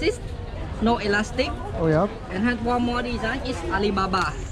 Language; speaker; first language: English; non-native, learner; Khmer